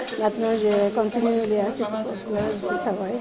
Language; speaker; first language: French; non-native, learner; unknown